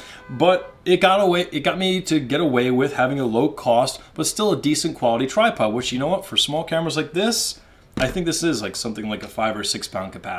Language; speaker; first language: English; native; English